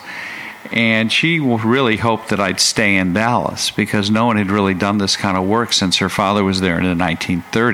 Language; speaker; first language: English; native; English